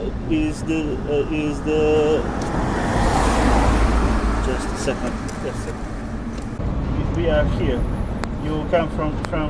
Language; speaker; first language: English; non-native, learner; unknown